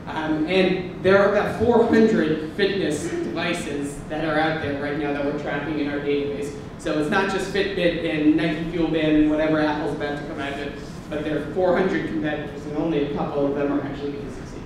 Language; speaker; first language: English; native; English